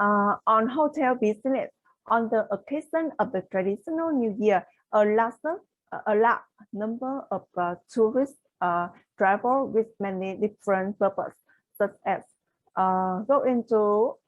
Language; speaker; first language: English; non-native, learner; Vietnamese